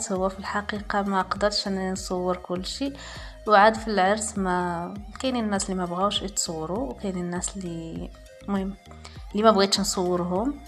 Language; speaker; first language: Arabic; native; Arabic